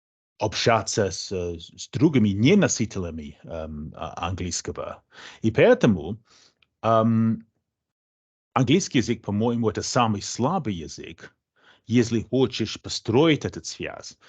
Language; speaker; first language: Russian; non-native, fluent; English